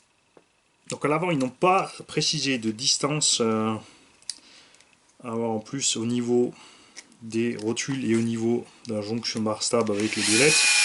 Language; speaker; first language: French; native; French